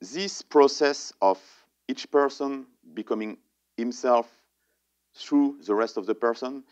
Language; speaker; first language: English; non-native, fluent; French